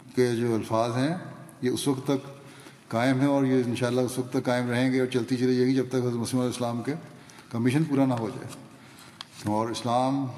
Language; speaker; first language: Urdu; native; Urdu